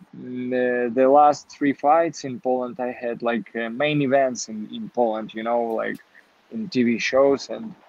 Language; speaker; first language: English; non-native, learner; Ukrainian